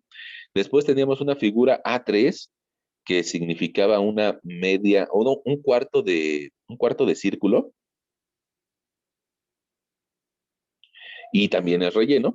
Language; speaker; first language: Spanish; native; Spanish